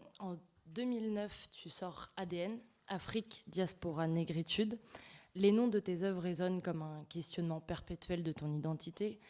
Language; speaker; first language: French; native; French